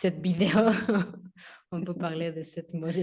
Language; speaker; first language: French; non-native, learner; Spanish